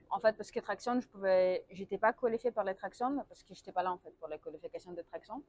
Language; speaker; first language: French; non-native, learner; Russian